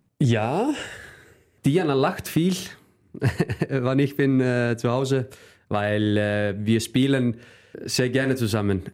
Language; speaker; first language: German; non-native, fluent; Icelandic